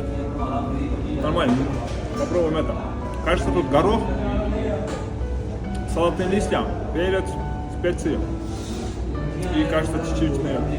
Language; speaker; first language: Russian; non-native, local second language; Kyrgyz